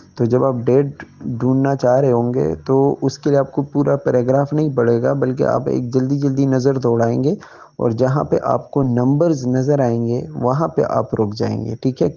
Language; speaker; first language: Urdu; native; Urdu